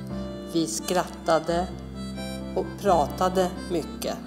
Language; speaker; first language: Swedish; non-native, learner; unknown